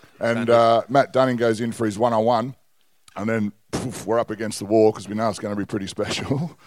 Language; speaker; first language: English; native; English